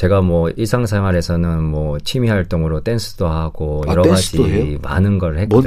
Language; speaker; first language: Korean; native; Korean